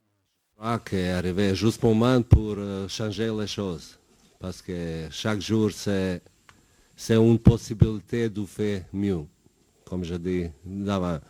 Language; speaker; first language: French; non-native, learner; Bosnian